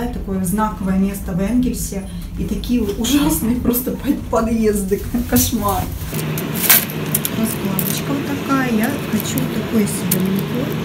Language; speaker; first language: Russian; native; Russian